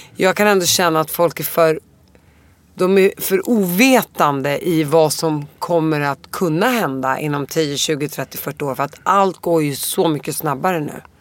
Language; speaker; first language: Swedish; early bilingual, other home language; Arabic